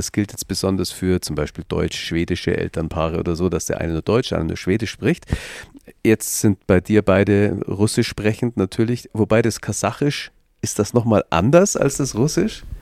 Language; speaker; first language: German; native; German